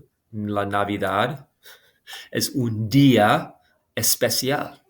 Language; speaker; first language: Spanish; non-native, fluent; English